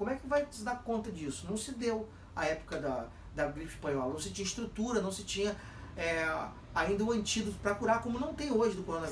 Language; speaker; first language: Portuguese; native; Portuguese